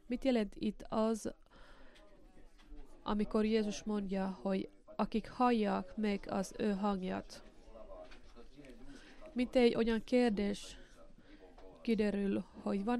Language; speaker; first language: Hungarian; non-native, learner; Finnish